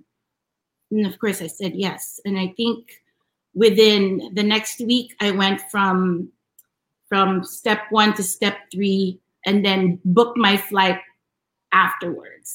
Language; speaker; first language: English; non-native, local second language; Filipino